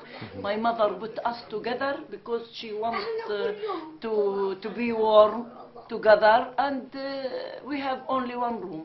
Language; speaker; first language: English; non-native, learner; Arabic